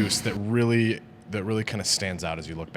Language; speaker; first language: English; native; English